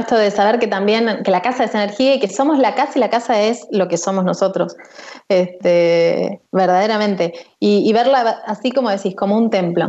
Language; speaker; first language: Spanish; native; Spanish